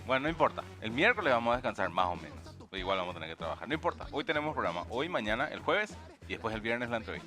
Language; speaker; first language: Spanish; native; Spanish